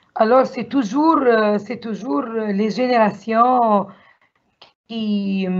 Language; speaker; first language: French; non-native, learner; Arabic